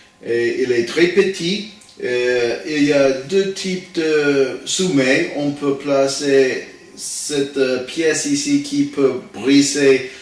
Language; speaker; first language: French; non-native, learner; English